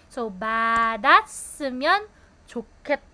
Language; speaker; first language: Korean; non-native, fluent; Filipino